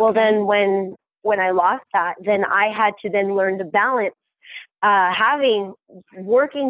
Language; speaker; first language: English; native; English